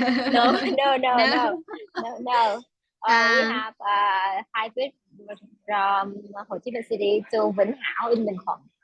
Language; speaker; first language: English; non-native, learner; Vietnamese